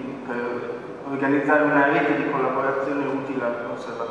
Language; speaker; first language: Italian; native; Italian